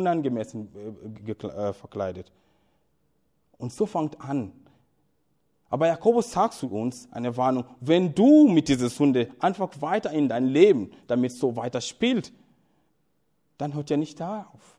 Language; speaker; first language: German; non-native, fluent; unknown